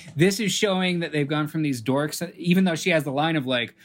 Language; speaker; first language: English; native; English